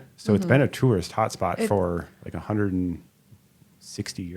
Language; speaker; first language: English; native; English